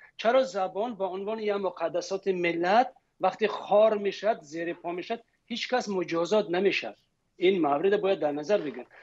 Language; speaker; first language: Persian; native; Persian